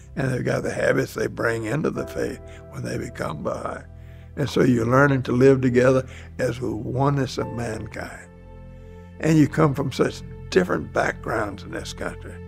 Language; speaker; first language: English; native; English